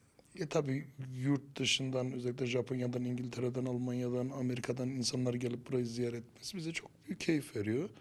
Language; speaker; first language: Turkish; native; Turkish